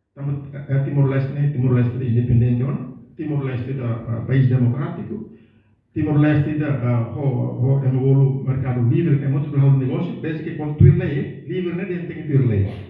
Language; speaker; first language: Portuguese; non-native, local second language; Tetum